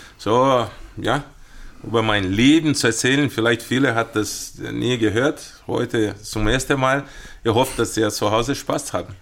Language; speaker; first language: German; non-native, fluent; Portuguese